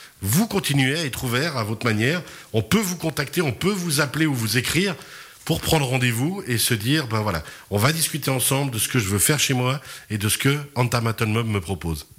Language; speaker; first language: French; native; French